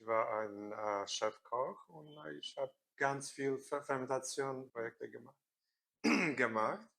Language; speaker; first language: German; non-native, learner; Korean